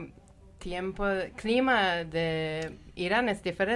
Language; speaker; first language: Spanish; non-native, fluent; Persian